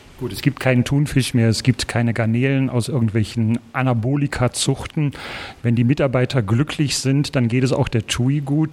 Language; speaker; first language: German; native; German